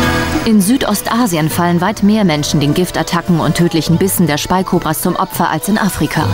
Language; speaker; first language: German; native; German